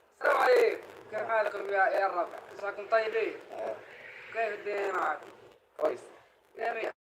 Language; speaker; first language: Arabic; non-native, learner; Malayalam